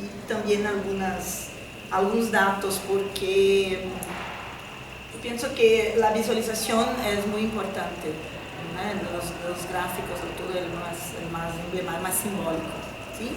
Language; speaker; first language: Spanish; non-native, fluent; Portuguese